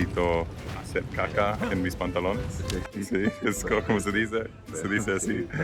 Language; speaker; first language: Spanish; non-native, learner; English